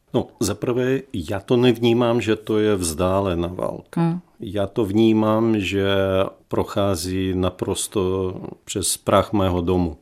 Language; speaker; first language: Czech; non-native, fluent; Ukrainian